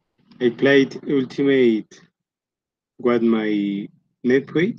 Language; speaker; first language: English; non-native, learner; Spanish